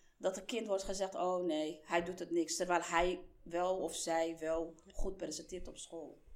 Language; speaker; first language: Dutch; non-native, fluent; Somali